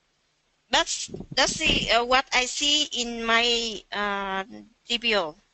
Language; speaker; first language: English; non-native, learner; Vietnamese